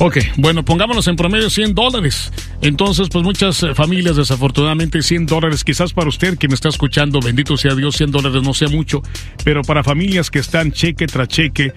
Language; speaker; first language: Spanish; native; Spanish